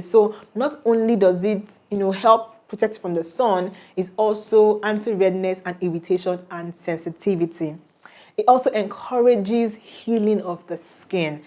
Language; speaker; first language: English; non-native, local second language; Igbo